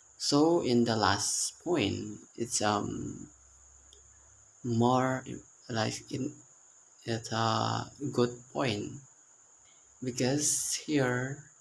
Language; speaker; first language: English; non-native, learner; Indonesian